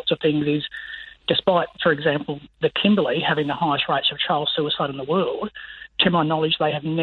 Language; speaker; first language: English; native; English